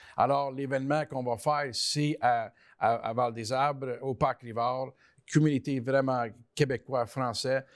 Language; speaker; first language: French; early bilingual, other home language; Italian